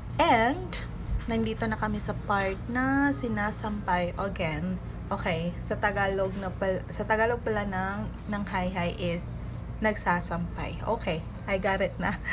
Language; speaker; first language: Filipino; non-native, local second language; Cebuano